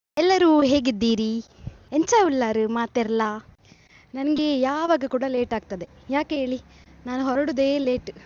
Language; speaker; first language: Kannada; non-native, local second language; Tulu